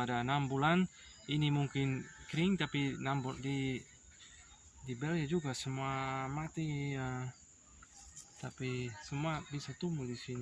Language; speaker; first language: Indonesian; non-native, learner; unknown